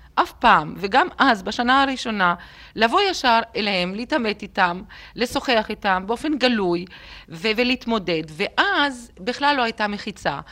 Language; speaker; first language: Hebrew; native; Hebrew